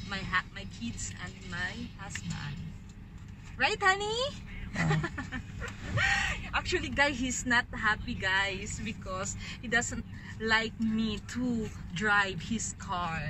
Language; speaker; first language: English; non-native, local second language; Filipino